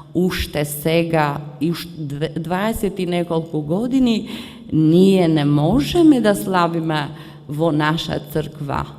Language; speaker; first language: Macedonian; early bilingual, heritage; Macedonian